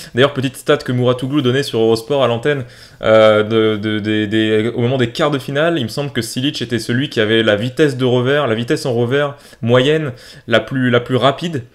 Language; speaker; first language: French; native; French